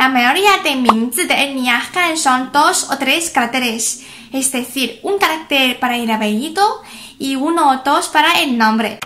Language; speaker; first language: Spanish; non-native, fluent; Chinese